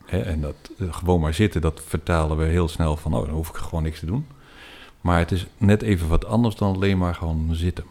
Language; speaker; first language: Dutch; native; Dutch